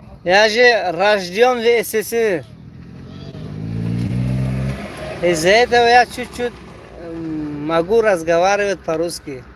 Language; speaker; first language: Russian; non-native, learner; Tajik